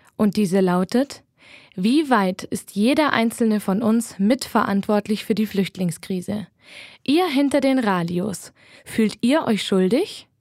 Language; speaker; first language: German; native; German